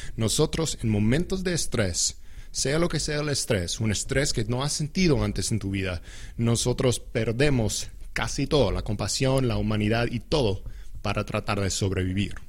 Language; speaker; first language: Spanish; non-native, fluent; English